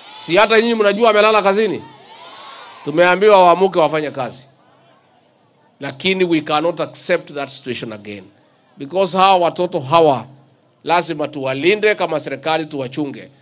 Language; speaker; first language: Swahili; non-native, local second language; Kikuyu